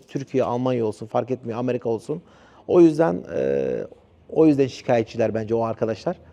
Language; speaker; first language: Turkish; early bilingual, heritage; Turkish